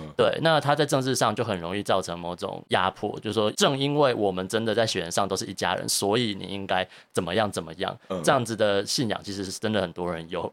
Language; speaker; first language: Chinese; native; Chinese